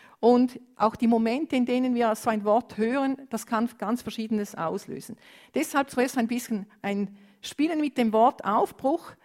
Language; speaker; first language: German; non-native, fluent; Romanian